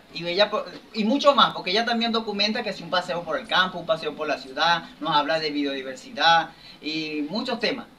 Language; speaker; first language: Spanish; native; Spanish